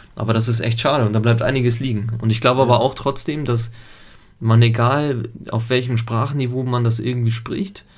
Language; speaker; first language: German; early bilingual, other home language; Italian